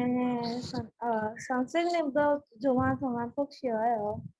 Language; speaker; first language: Korean; non-native, learner; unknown